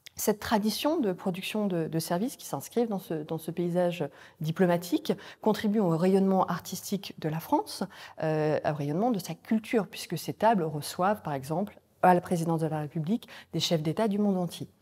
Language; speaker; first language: French; native; French